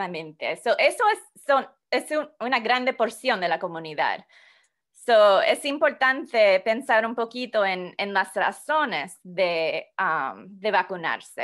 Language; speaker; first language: Spanish; non-native, fluent; English